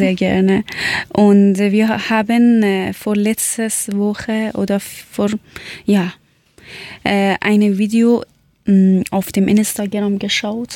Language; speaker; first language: German; non-native, learner; Persian